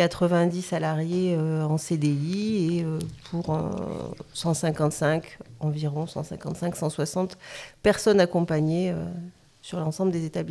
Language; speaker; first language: French; native; French